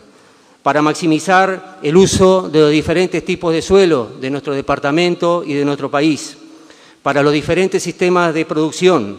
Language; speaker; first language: Spanish; native; Spanish